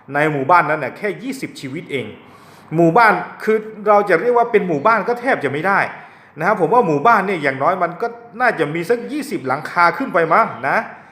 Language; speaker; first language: Thai; non-native, local second language; S'gaw Karen